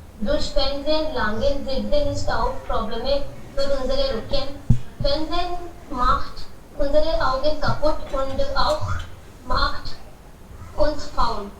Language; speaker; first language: German; non-native, learner; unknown